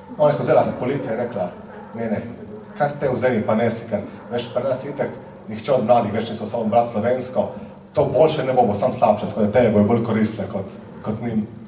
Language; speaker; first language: Slovenian; native; Slovenian